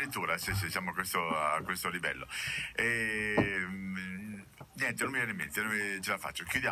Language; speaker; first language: Italian; native; Italian